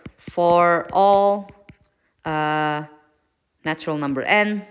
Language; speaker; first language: English; non-native, fluent; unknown